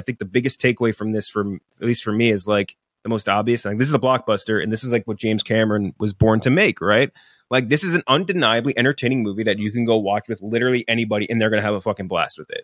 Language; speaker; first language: English; native; English